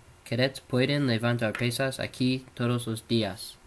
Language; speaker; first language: Spanish; non-native, learner; English